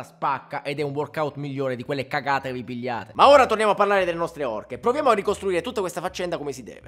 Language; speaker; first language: Italian; native; Italian